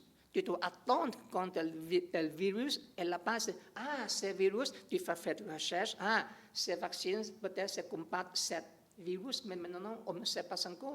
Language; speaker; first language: French; non-native, learner; English